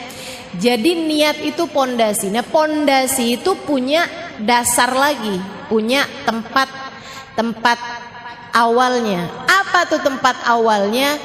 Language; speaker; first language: Indonesian; native; Indonesian